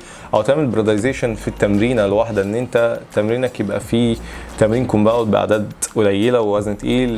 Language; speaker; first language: Arabic; native; Arabic